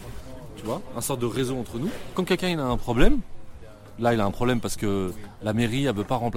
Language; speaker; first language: French; native; French